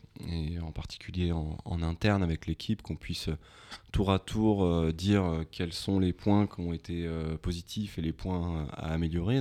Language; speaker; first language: French; native; French